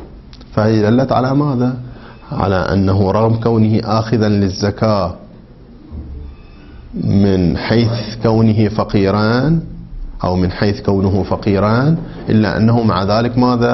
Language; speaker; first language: Arabic; native; Arabic